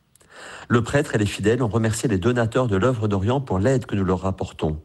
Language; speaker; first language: French; native; French